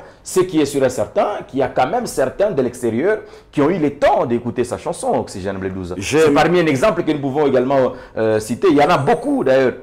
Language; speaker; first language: French; non-native, local second language; Swahili